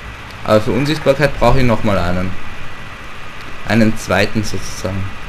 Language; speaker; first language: German; native; German